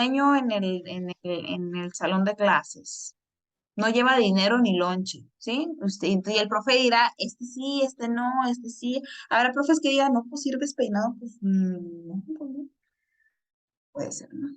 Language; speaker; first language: Spanish; native; Spanish